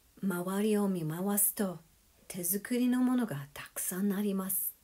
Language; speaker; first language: Japanese; non-native, fluent; English